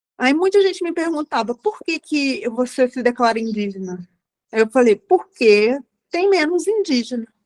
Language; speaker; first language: Portuguese; native; Portuguese